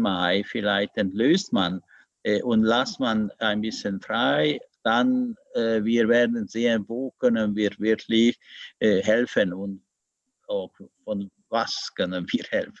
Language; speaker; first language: German; non-native, learner; Hungarian